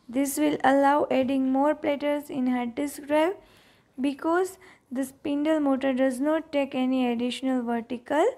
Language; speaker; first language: English; non-native, local second language; Gujarati